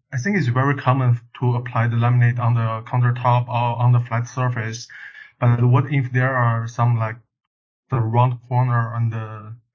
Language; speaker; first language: English; non-native, learner; Chinese